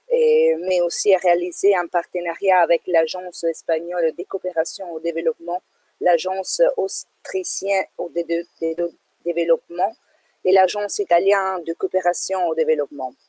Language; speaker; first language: French; non-native, fluent; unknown